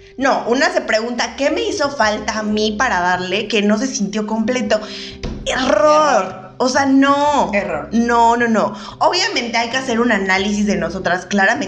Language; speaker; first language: Spanish; native; Spanish